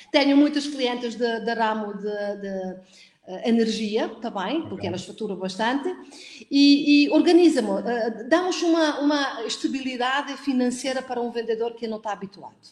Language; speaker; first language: Portuguese; non-native, fluent; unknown